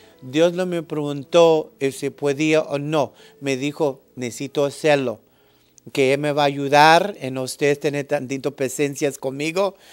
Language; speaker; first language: Spanish; early bilingual, heritage; English